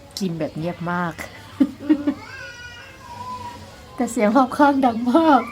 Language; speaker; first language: Thai; native; Thai